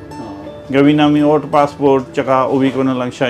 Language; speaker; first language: Filipino; non-native, learner; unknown